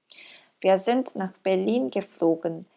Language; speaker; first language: German; non-native, learner; Korean